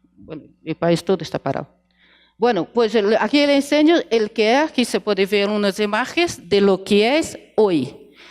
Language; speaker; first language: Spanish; non-native, fluent; Portuguese